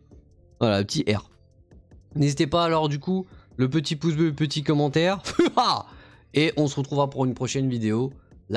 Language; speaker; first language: French; native; French